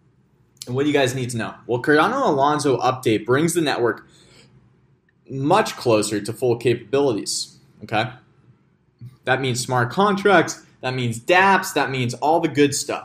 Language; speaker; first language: English; native; English